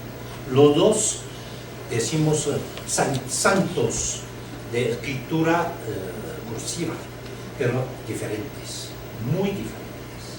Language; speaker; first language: Spanish; non-native, learner; Chinese